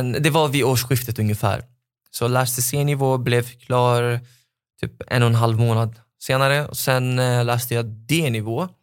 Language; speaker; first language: Swedish; non-native, fluent; Arabic